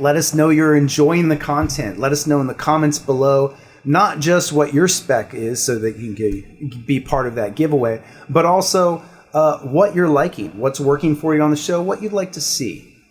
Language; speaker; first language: English; native; English